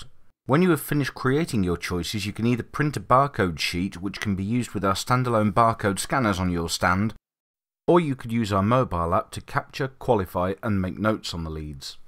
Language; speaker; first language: English; native; English